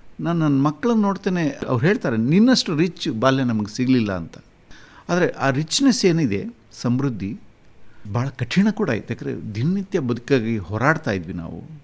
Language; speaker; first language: Kannada; native; Kannada